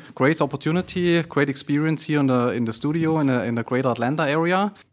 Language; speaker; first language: English; non-native, fluent; German